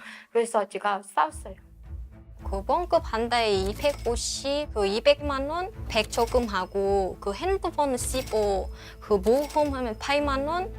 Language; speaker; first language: Korean; non-native, learner; Vietnamese